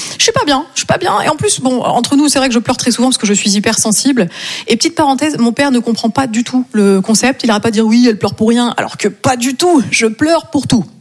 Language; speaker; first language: French; native; French